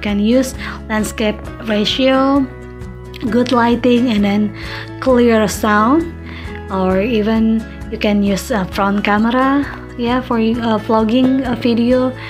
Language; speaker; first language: English; non-native, fluent; Indonesian